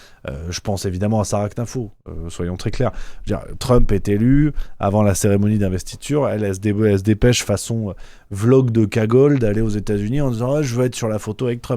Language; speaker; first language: French; native; French